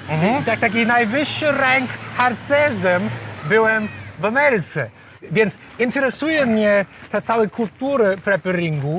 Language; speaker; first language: Polish; non-native, fluent; English